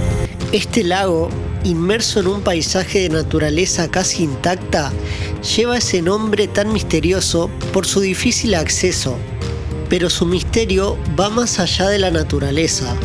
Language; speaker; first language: Spanish; native; Spanish